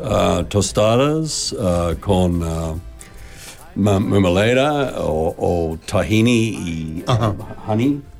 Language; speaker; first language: Spanish; non-native, learner; English